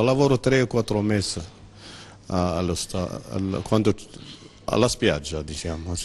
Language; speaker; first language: Italian; non-native, learner; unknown